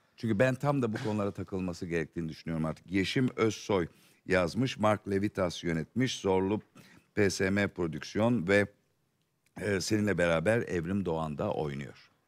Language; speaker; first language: Turkish; native; Turkish